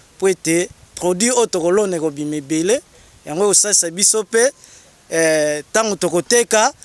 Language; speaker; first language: Lingala; non-native, local second language; Kituba (Democratic Republic of Congo)